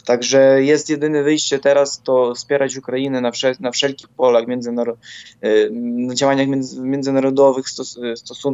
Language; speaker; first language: Polish; non-native, fluent; Ukrainian